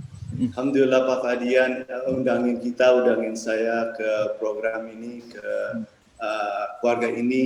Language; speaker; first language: Indonesian; early bilingual, heritage; English